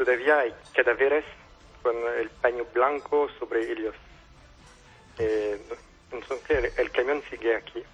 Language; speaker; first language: Spanish; non-native, fluent; French